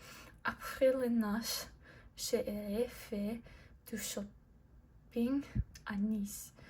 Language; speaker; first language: French; non-native, learner; English